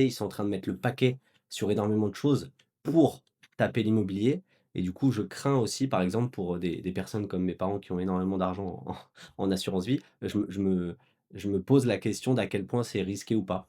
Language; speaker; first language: French; native; French